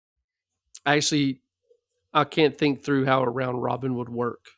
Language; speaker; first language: English; native; English